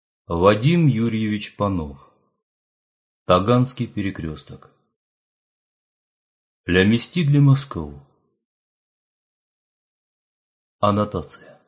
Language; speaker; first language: Russian; native; Russian